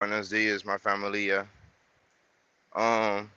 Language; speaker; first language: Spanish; non-native, learner; English